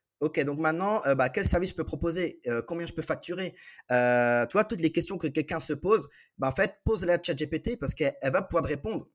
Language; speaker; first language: French; native; French